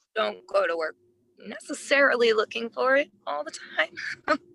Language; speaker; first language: English; native; English